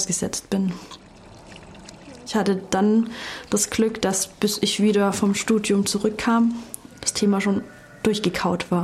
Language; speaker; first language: German; native; German